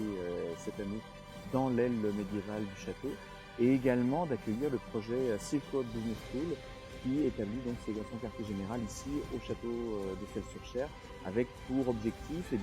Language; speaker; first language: French; native; French